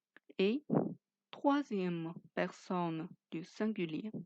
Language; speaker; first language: French; non-native, fluent; Chinese